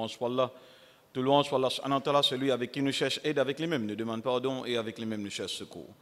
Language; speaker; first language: French; non-native, local second language; Morisyen